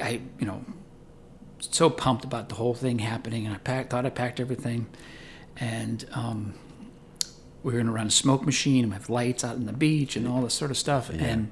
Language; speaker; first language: English; native; English